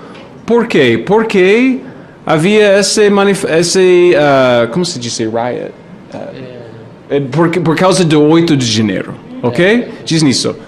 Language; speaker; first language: Portuguese; non-native, fluent; English